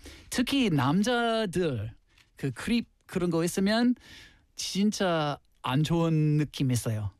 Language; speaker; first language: Korean; non-native, learner; English